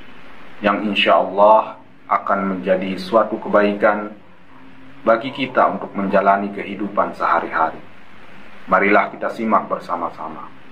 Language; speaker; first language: Indonesian; native; Indonesian